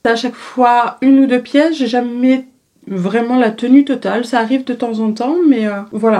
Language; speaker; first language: French; native; French